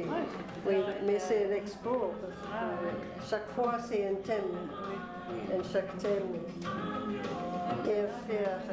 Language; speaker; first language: French; non-native, learner; English